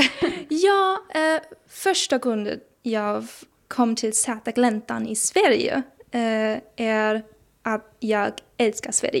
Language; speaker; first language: Swedish; non-native, learner; German